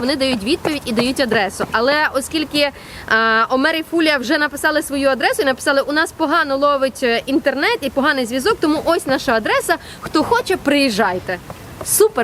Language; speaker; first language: Ukrainian; native; Ukrainian